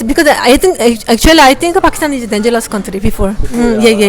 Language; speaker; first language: English; non-native, learner; Korean